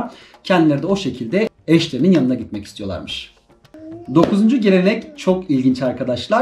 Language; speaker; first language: Turkish; native; Turkish